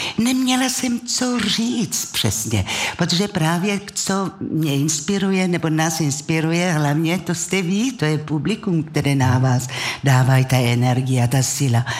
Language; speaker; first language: Czech; non-native, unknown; French